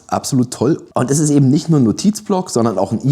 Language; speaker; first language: German; native; German